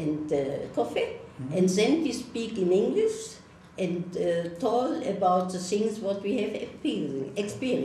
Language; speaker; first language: English; non-native, learner; German